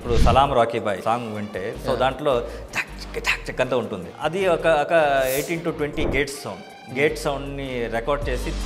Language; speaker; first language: Telugu; non-native, learner; Kannada